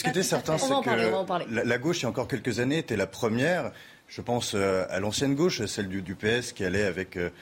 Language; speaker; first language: French; native; French